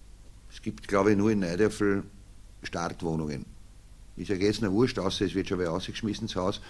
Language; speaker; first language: German; native; German